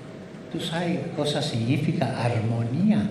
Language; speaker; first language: Italian; non-native, fluent; Spanish